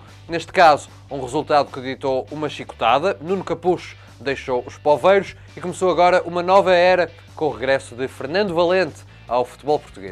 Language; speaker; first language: Portuguese; native; Portuguese